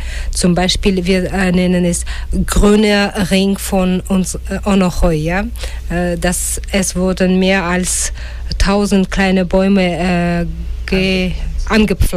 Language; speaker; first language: German; non-native, fluent; Russian